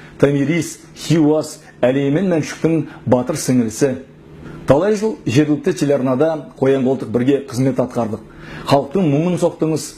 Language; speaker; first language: Kazakh; native; Kazakh